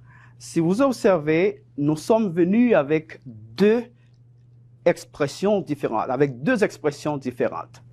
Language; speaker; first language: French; non-native, fluent; Spanish